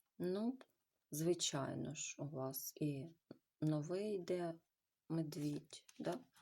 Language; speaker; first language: Ukrainian; non-native, local second language; Russian